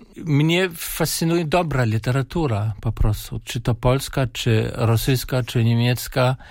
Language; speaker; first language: Polish; non-native, fluent; German